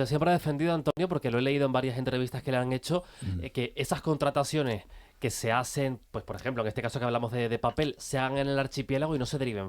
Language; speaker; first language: Spanish; native; Spanish